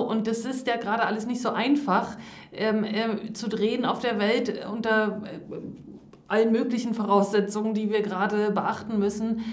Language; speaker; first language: German; native; German